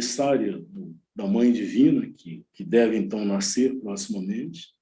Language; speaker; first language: Portuguese; native; Portuguese